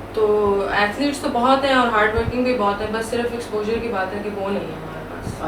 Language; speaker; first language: Urdu; native; Urdu